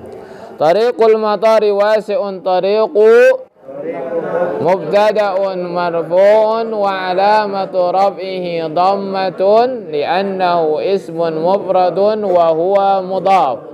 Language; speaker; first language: Arabic; non-native, fluent; Indonesian